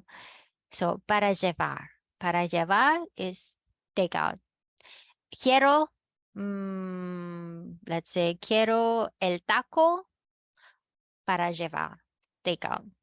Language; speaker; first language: Spanish; non-native, fluent; Filipino